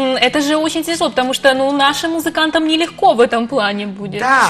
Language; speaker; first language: Russian; native; Russian